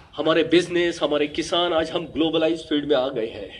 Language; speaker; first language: Hindi; native; Hindi